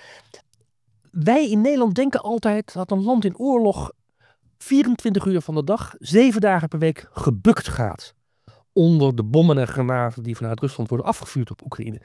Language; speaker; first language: Dutch; native; Dutch